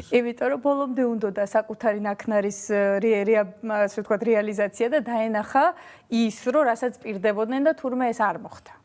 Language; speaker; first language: Georgian; early bilingual, heritage; Georgian